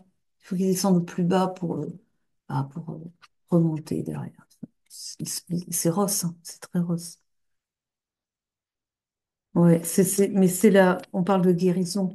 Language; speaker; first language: French; native; French